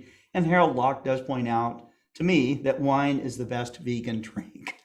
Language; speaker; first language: English; native; English